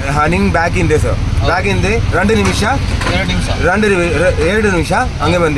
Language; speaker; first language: Kannada; non-native, local second language; Hindi